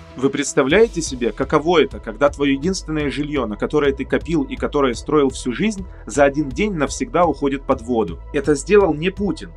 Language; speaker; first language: Russian; native; Russian